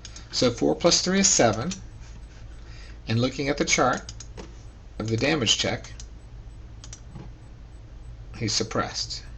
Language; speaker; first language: English; native; English